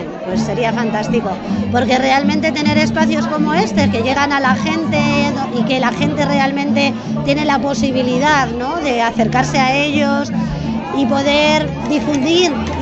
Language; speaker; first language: Spanish; native; Spanish